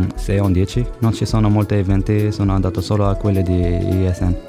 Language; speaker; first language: Italian; non-native, learner; Arabic